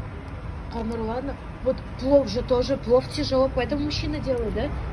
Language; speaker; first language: Russian; native; Russian